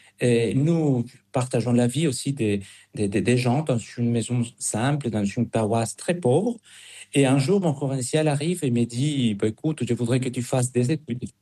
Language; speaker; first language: French; non-native, fluent; Spanish